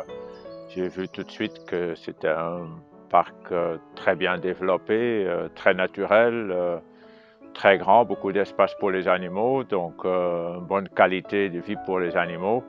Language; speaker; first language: French; non-native, fluent; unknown